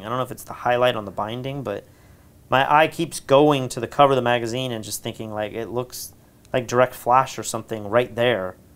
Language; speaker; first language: English; native; English